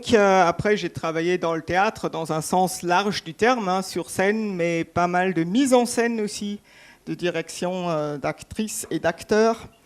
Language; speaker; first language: French; non-native, fluent; German